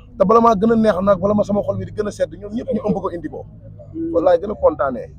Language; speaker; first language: Wolof; non-native, local second language; Fula